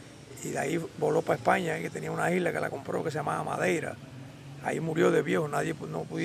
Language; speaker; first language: Spanish; native; Spanish